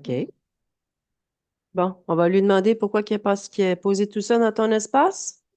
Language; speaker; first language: French; native; French